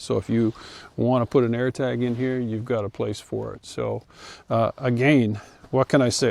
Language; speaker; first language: English; native; English